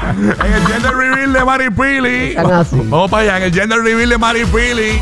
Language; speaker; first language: Spanish; native; Spanish